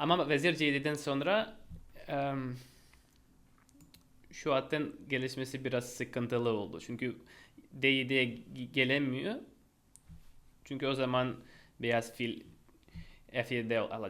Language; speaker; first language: Turkish; non-native, fluent; Russian